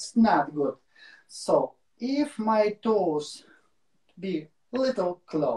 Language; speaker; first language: English; non-native, learner; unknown